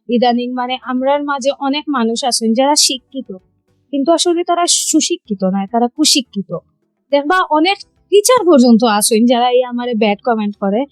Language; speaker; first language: Bangla; non-native, local second language; Sylheti